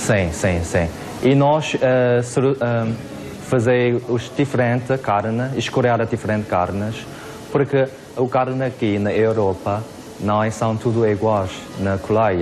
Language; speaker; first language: Portuguese; non-native, learner; Korean